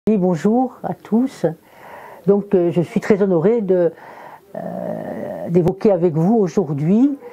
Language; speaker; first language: French; native; French